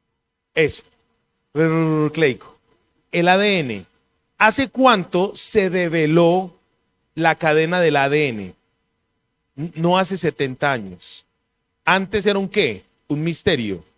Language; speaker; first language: Spanish; native; Spanish